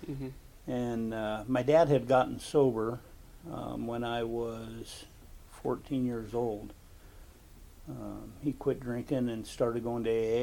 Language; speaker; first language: English; native; English